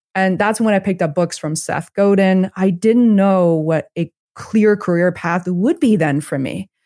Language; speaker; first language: English; non-native, fluent; Chinese